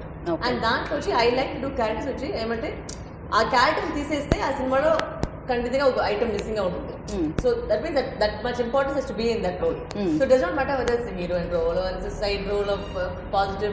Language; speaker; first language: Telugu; non-native, fluent; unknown